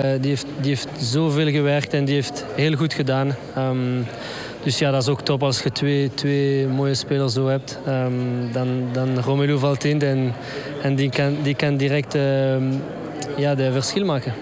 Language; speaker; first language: Dutch; non-native, local second language; French